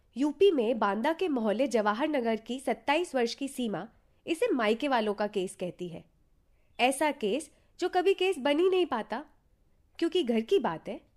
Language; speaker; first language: Hindi; native; Hindi